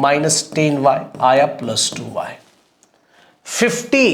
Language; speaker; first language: Hindi; non-native, local second language; Marathi